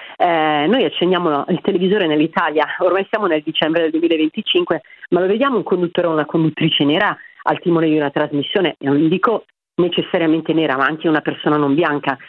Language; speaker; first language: Italian; native; Italian